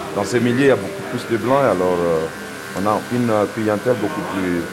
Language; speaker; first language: French; non-native, local second language; Lingala